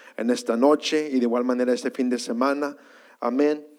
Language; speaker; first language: Spanish; early bilingual, heritage; Spanish